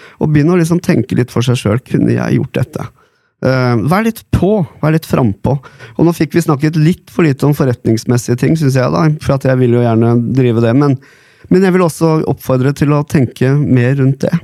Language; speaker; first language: Norwegian; native; Norwegian